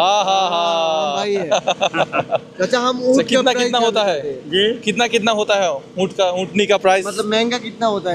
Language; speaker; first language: Hindi; non-native, learner; Bangla